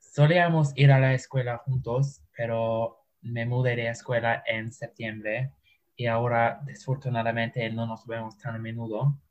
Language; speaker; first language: Spanish; non-native, learner; English